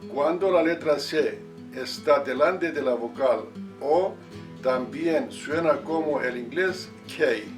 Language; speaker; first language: Spanish; non-native, fluent; English